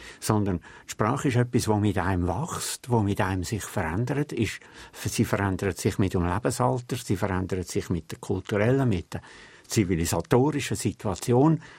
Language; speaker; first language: German; native; German